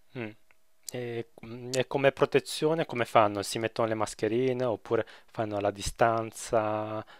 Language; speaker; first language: Italian; native; Italian